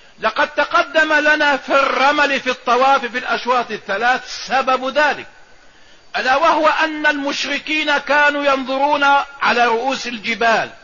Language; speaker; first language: Arabic; native; Arabic